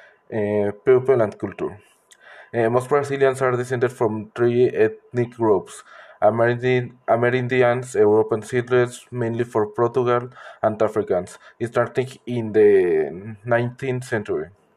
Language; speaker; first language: English; non-native, learner; Spanish